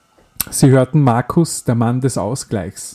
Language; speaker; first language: German; native; German